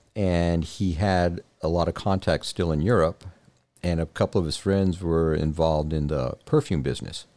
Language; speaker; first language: English; native; English